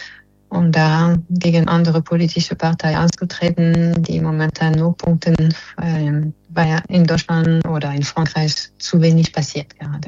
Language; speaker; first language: German; non-native, fluent; French